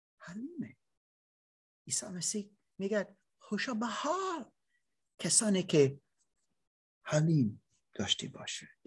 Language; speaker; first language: Persian; non-native, learner; English